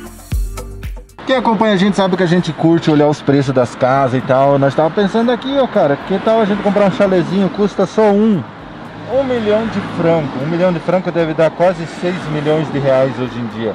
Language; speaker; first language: Portuguese; native; Portuguese